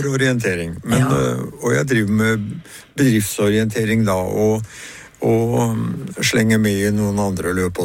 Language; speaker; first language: Norwegian; native; Norwegian